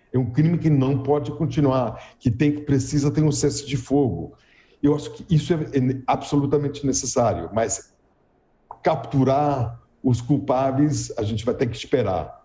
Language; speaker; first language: Portuguese; non-native, fluent; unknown